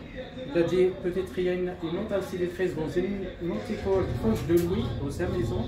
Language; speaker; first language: French; non-native, local second language; Arabic